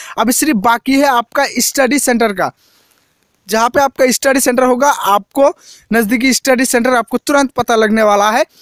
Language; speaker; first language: Hindi; non-native, local second language; Assamese